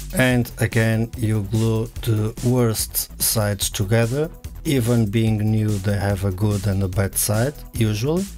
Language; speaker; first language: English; non-native, fluent; Portuguese